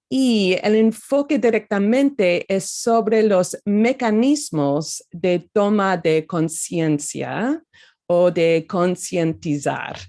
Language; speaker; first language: Spanish; non-native, fluent; English